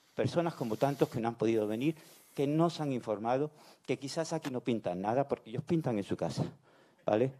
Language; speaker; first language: Spanish; native; Spanish